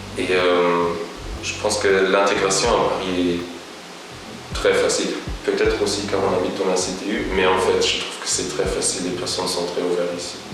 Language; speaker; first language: French; non-native, local second language; Luxembourgish